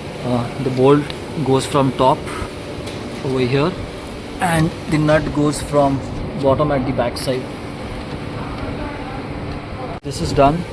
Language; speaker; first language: English; non-native, local second language; Hindi